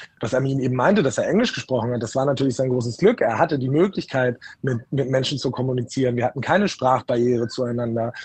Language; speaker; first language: German; native; German